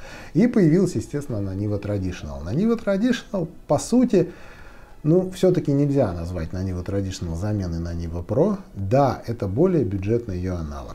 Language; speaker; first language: Russian; native; Russian